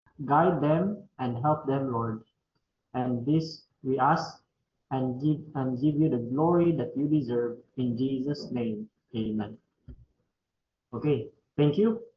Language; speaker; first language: English; non-native, fluent; Filipino